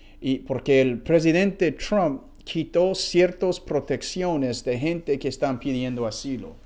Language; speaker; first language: Spanish; non-native, fluent; English